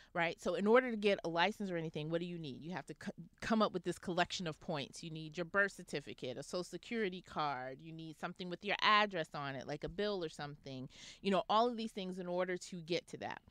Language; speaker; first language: English; native; English